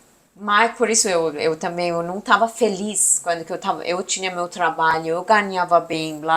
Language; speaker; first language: Portuguese; non-native, learner; Persian